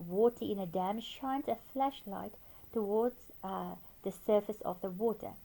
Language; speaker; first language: English; non-native, local second language; Afrikaans